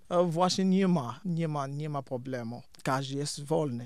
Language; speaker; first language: Polish; non-native, fluent; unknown